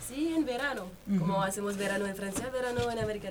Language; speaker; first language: Spanish; non-native, learner; French